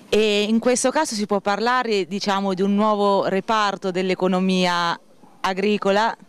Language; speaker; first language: Italian; native; Italian